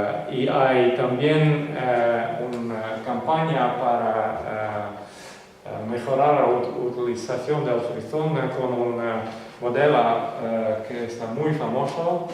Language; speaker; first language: Spanish; non-native, fluent; Western Frisian